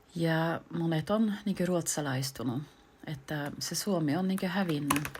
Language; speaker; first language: Finnish; early bilingual, heritage; Finnish